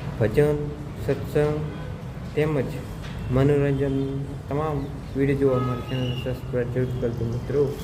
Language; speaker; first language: Gujarati; non-native, local second language; Rathawi